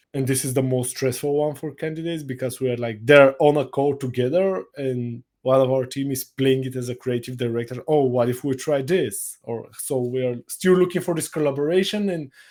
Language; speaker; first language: English; non-native, fluent; Bulgarian